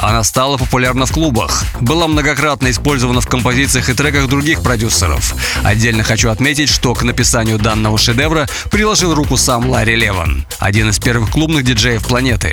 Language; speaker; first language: Russian; native; Russian